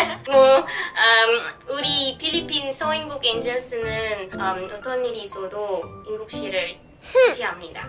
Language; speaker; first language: Korean; non-native, learner; Filipino